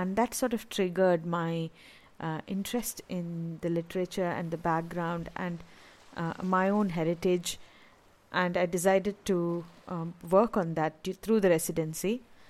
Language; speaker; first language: English; non-native, local second language; Tamil